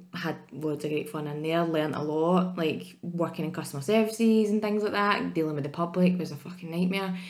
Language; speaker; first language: English; native; English